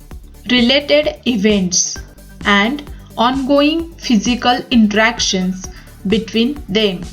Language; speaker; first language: English; non-native, local second language; Marathi